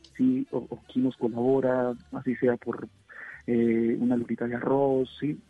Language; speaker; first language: Spanish; native; Spanish